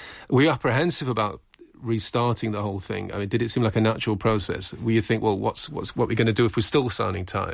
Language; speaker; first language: English; native; English